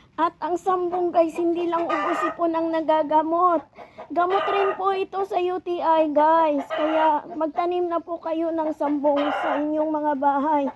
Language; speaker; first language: Filipino; non-native, local second language; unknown